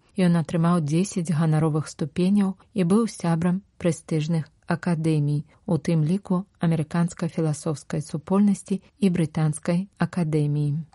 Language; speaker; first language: Belarusian; native; Belarusian